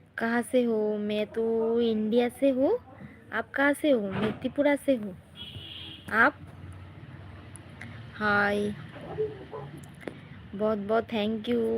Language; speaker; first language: Hindi; non-native, local second language; Bangla